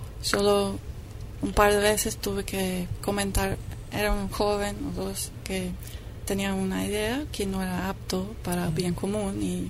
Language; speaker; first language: Spanish; non-native, fluent; English